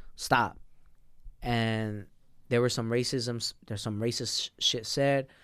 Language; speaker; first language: English; early bilingual, other home language; Spanish